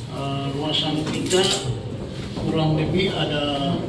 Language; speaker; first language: Indonesian; native; Indonesian